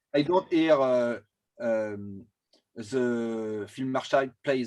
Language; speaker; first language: English; non-native, learner; French